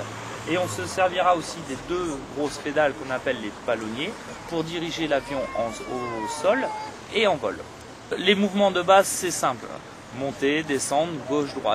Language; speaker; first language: French; native; French